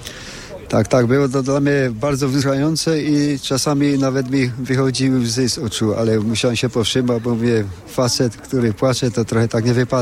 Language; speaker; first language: Polish; native; Polish